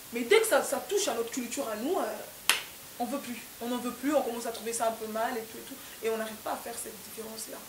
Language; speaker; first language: French; non-native, fluent; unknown